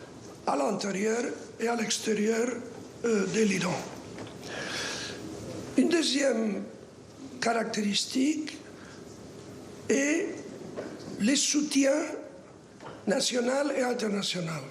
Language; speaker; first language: French; non-native, fluent; Spanish